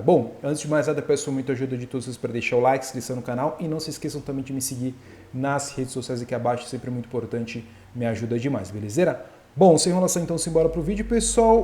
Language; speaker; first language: Portuguese; native; Portuguese